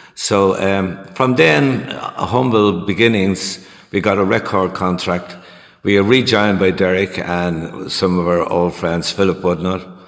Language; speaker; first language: English; native; English